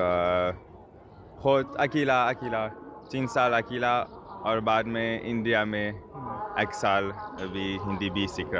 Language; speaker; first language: Hindi; non-native, learner; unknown